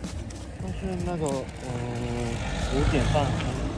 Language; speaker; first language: Chinese; non-native, learner; Korean